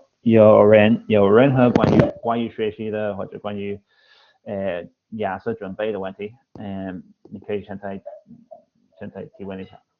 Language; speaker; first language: Chinese; non-native, fluent; English